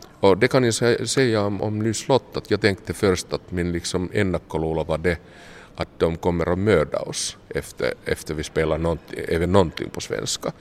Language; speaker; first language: Swedish; non-native, local second language; Finnish